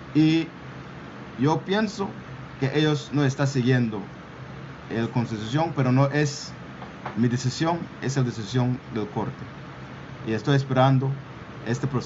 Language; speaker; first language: Spanish; non-native, local second language; English